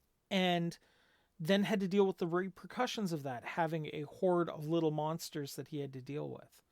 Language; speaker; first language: English; native; English